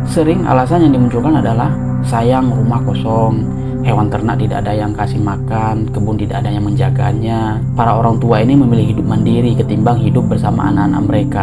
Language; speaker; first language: Indonesian; non-native, local second language; Achinese